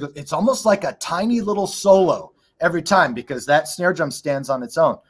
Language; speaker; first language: English; native; English